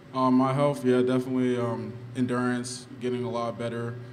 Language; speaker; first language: English; native; English